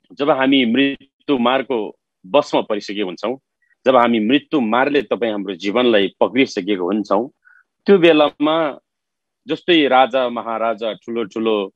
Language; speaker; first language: Nepali; non-native, local second language; Eastern Tamang